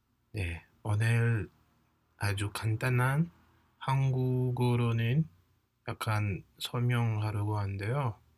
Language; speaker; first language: Korean; non-native, fluent; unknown